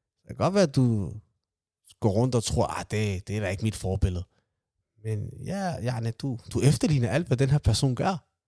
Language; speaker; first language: Danish; early bilingual, other home language; Somali